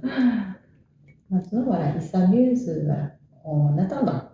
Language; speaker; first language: French; non-native, fluent; Japanese